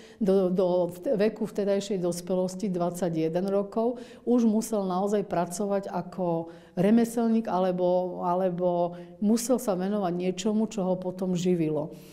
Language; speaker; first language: Slovak; native; Slovak